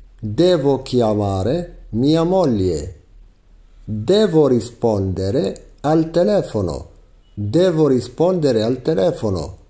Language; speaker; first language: Italian; non-native, fluent; Arabic